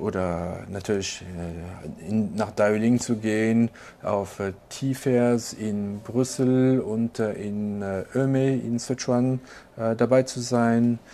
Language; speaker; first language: German; non-native, local second language; French